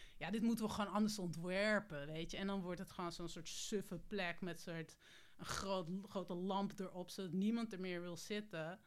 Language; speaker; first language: Dutch; native; Dutch